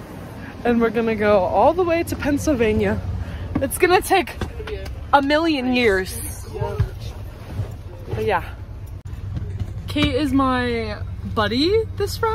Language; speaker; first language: English; native; English